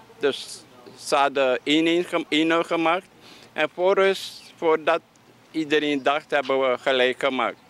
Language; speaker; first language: Dutch; native; Dutch